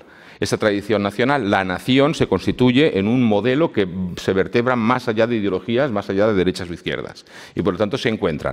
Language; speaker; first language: Spanish; native; Spanish